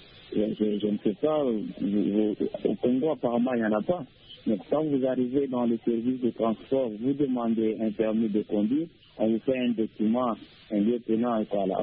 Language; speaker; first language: French; non-native, local second language; Luba-Lulua